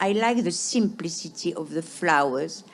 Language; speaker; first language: English; non-native, fluent; French